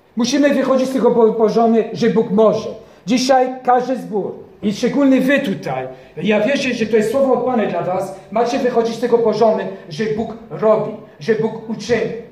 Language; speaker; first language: Polish; non-native, fluent; French